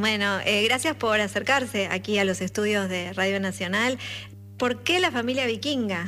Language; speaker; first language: Spanish; native; Spanish